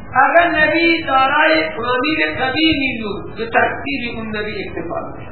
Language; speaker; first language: Persian; native; Persian